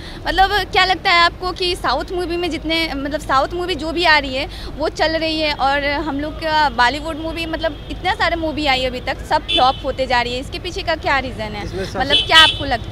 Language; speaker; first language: Hindi; native; Hindi